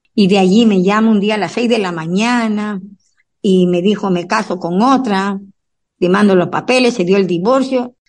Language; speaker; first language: Spanish; native; Spanish